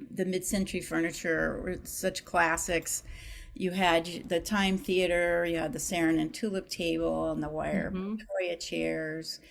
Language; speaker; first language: English; native; English